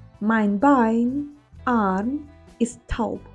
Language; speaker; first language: German; non-native, fluent; Ukrainian